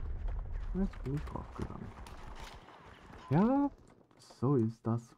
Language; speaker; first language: German; native; German